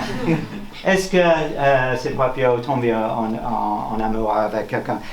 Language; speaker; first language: French; non-native, learner; English